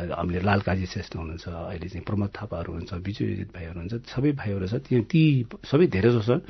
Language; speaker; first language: Nepali; non-native, local second language; Gurung